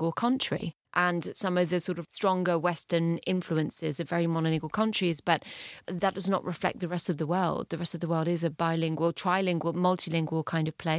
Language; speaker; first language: English; early bilingual, heritage; English